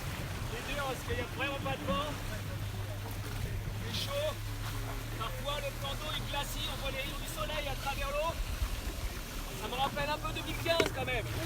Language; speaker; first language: French; native; French